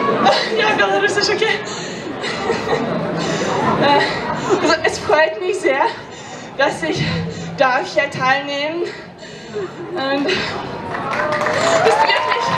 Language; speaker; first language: German; non-native, learner; Belarusian